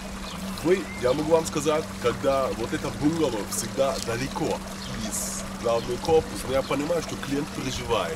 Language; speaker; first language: Russian; non-native, learner; Turkish